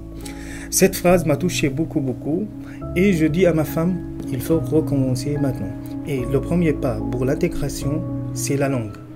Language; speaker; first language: French; non-native, fluent; Arabic